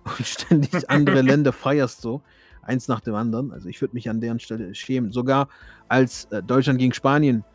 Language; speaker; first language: German; early bilingual, other home language; Turkish